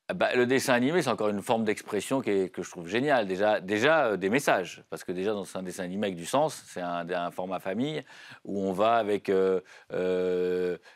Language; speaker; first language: French; native; French